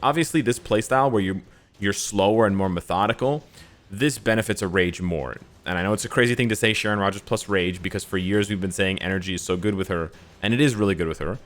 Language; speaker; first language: English; native; English